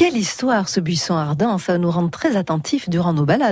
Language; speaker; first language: French; native; French